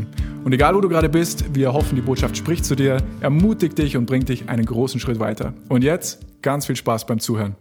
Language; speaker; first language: German; native; German